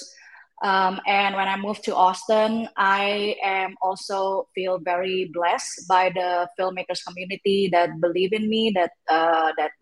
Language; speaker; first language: English; non-native, fluent; Indonesian